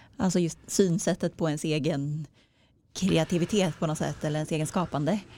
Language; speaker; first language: Swedish; native; Swedish